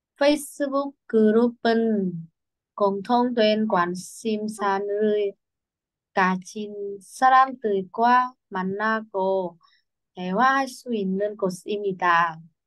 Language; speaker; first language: Korean; non-native, learner; Vietnamese